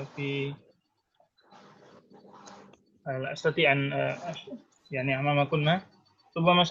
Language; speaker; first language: Arabic; non-native, fluent; Indonesian